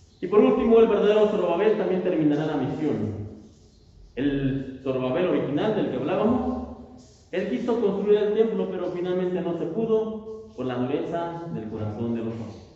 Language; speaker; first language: Spanish; native; Spanish